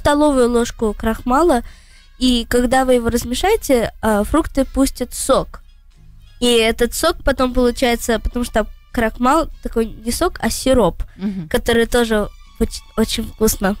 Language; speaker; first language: Russian; early bilingual, heritage; Russian